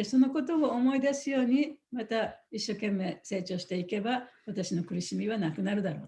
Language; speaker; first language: Japanese; native; Japanese